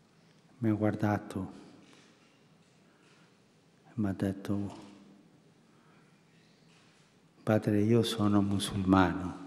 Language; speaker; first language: Italian; non-native, fluent; Spanish